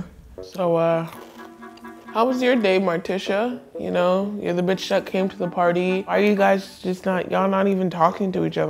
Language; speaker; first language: English; native; English